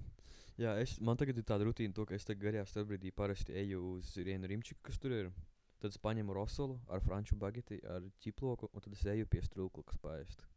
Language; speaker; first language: Latvian; native; Latvian